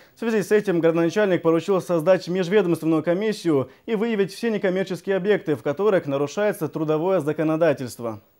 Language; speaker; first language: Russian; non-native, local second language; Chechen